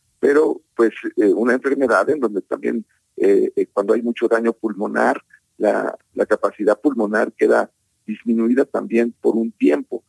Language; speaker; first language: Spanish; native; Spanish